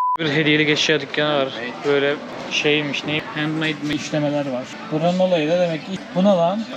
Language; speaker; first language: Turkish; early bilingual, heritage; Turkish